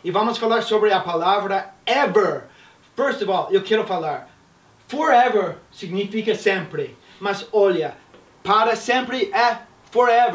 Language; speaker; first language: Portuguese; non-native, fluent; English